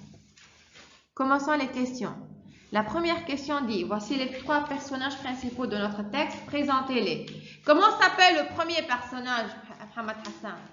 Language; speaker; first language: French; non-native, fluent; Arabic